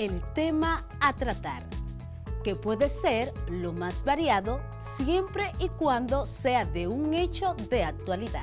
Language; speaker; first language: Spanish; native; Spanish